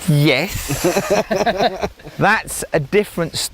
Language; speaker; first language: English; native; English